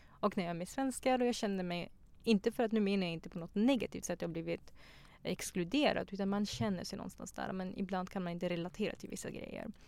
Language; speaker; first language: Swedish; early bilingual, other home language; Persian